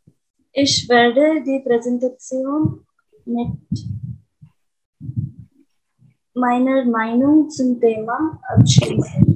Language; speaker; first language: German; non-native, learner; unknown